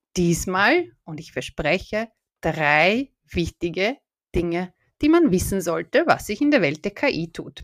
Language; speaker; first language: German; native; German